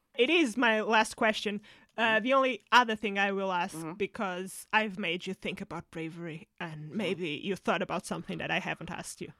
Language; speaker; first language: English; non-native, fluent; Portuguese